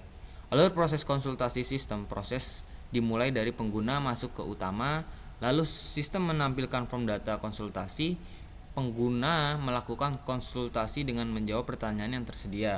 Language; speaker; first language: Indonesian; native; Indonesian